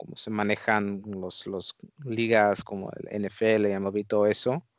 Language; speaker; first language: Spanish; non-native, fluent; Dutch